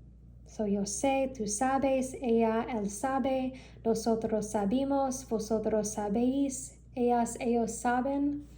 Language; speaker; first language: Spanish; non-native, learner; English